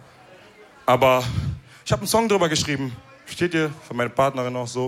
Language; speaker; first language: German; early bilingual, other home language; Wolof